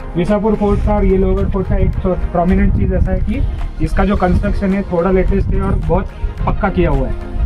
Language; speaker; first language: Hindi; non-native, local second language; Marathi